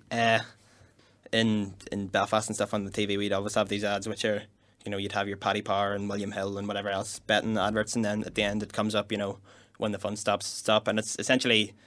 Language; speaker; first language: English; native; English